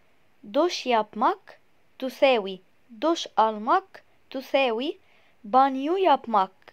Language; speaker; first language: Turkish; non-native, fluent; Arabic